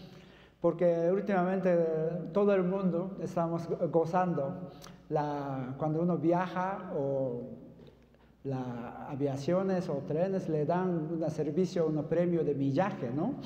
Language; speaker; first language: Spanish; non-native, fluent; Japanese